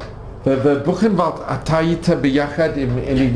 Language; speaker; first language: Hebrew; non-native, fluent; English